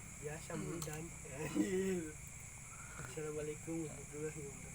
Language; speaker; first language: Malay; non-native, local second language; Sundanese